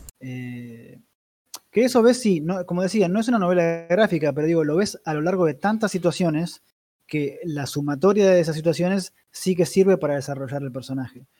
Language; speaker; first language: Spanish; native; Spanish